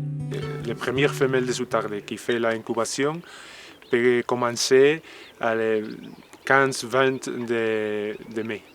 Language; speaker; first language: French; non-native, learner; Spanish